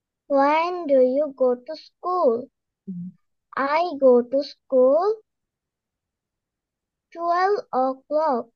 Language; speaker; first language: English; non-native, learner; Bangla